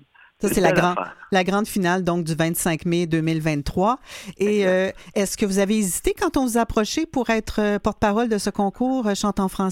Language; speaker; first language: French; native; French